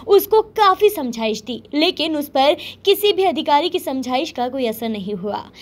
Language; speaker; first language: Hindi; native; Hindi